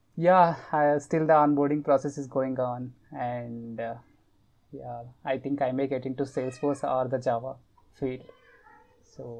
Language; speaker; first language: English; non-native, local second language; Kannada